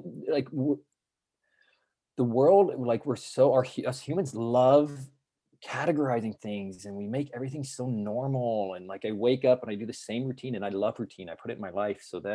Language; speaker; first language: English; native; English